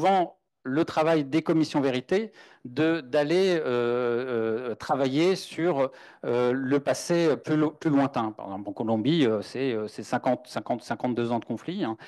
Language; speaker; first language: French; native; French